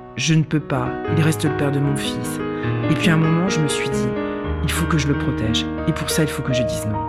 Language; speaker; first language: French; non-native, local second language; Arabic